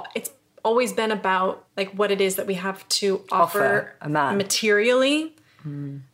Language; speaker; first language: English; native; English